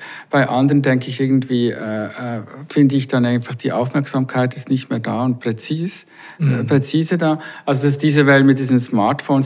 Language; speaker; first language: German; native; German